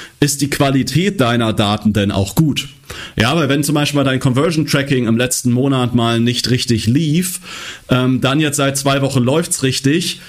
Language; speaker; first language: German; native; German